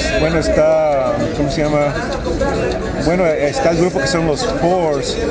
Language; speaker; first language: Spanish; early bilingual, heritage; Spanish